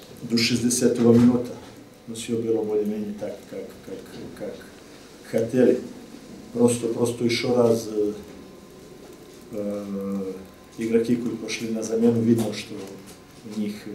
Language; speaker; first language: Russian; non-native, learner; Serbian